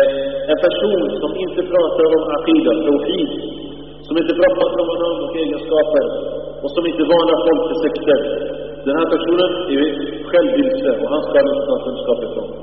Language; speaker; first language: Swedish; early bilingual, other home language; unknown